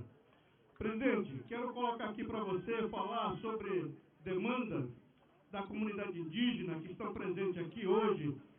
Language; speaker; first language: Portuguese; non-native, local second language; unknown